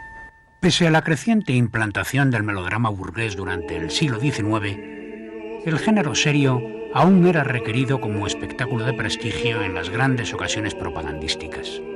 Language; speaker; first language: Spanish; native; Spanish